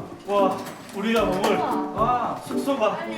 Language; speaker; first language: Korean; native; Korean